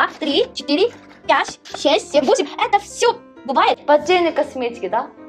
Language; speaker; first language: Russian; non-native, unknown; Korean